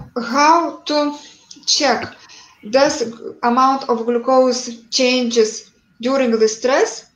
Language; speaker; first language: English; non-native, learner; Lithuanian